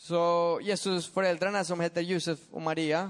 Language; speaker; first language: Swedish; non-native, fluent; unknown